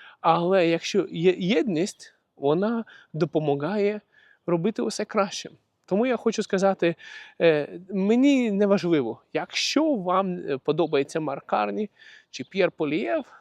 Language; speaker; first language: Ukrainian; non-native, local second language; Russian